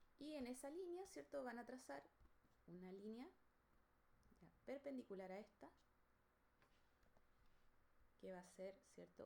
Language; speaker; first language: Spanish; native; Spanish